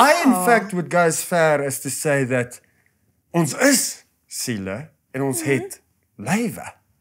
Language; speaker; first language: English; non-native, local second language; Afrikaans